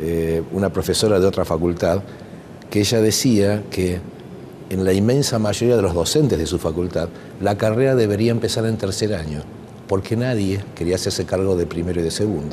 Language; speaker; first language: Spanish; native; Spanish